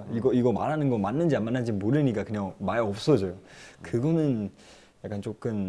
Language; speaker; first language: Korean; non-native, fluent; Chinese